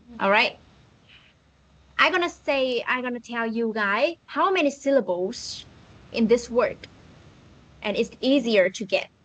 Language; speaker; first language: English; non-native, fluent; Vietnamese